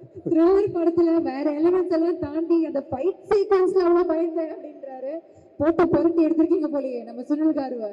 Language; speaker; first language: Tamil; native; Tamil